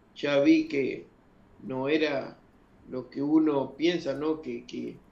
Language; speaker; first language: Spanish; early bilingual, other home language; Guarani